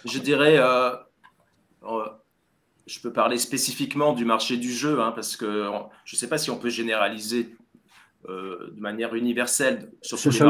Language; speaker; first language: French; native; French